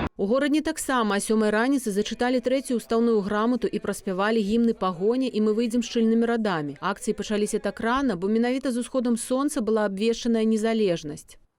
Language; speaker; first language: Belarusian; native; Belarusian